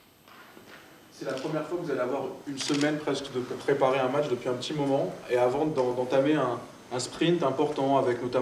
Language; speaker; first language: French; native; French